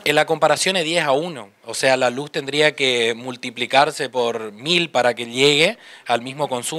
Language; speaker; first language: Spanish; native; Spanish